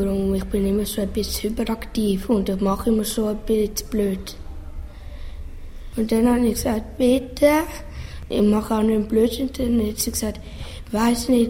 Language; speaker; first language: German; early bilingual, other home language; Italian